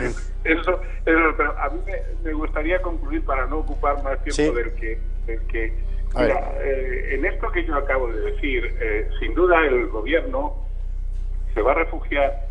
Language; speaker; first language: Spanish; native; Spanish